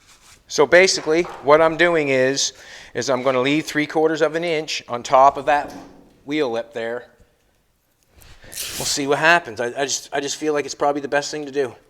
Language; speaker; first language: English; native; English